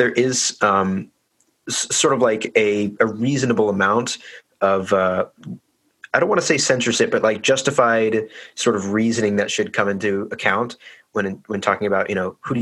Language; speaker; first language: English; native; English